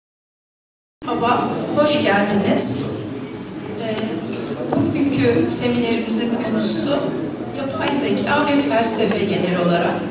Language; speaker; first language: Turkish; native; Turkish